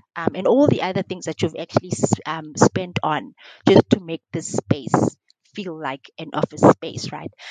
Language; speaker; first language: English; non-native, local second language; Xhosa